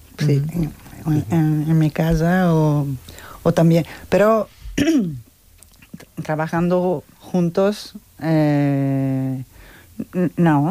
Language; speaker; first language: Spanish; non-native, learner; Italian